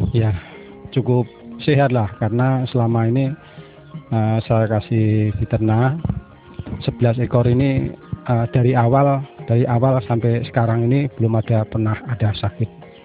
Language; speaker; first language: Indonesian; non-native, local second language; Javanese